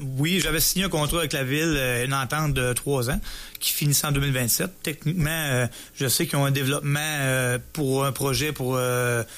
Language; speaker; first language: French; native; French